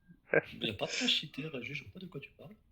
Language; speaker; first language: French; native; French